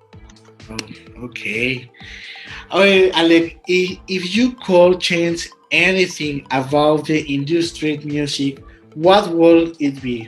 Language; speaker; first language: English; non-native, learner; Spanish